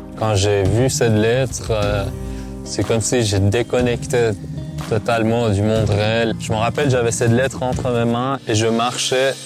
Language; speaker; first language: French; non-native, fluent; Persian